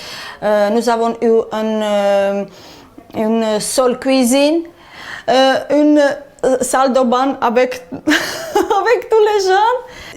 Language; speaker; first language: French; non-native, learner; Armenian